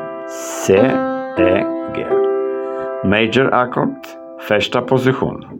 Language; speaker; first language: Swedish; non-native, learner; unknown